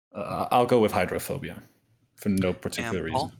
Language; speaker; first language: English; non-native, fluent; Dutch